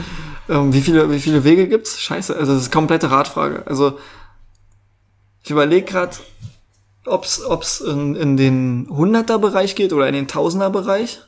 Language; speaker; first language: German; native; German